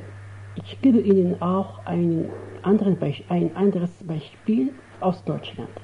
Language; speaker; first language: German; non-native, fluent; Arabic